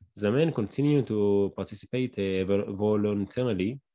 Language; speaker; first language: English; non-native, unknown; Hebrew